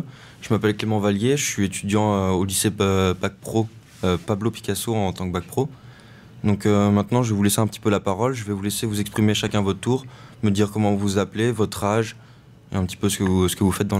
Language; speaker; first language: French; native; French